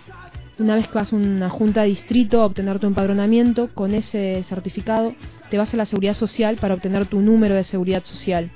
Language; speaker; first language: Spanish; native; Spanish